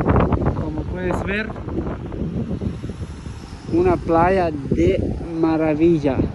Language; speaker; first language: Spanish; non-native, learner; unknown